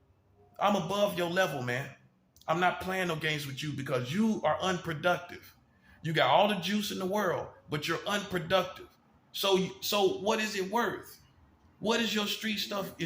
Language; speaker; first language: English; native; English